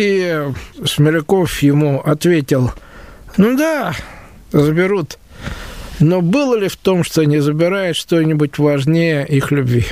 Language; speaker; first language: Russian; native; Russian